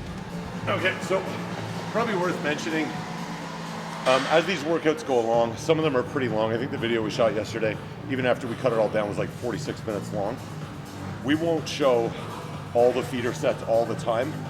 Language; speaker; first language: English; native; English